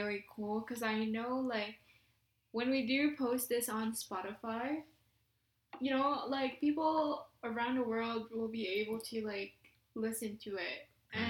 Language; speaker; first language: English; non-native, local second language; Filipino